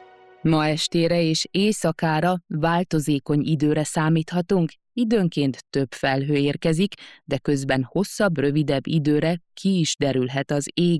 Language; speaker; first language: Hungarian; native; Hungarian